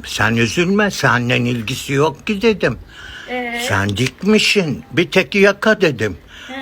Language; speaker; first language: Turkish; native; Turkish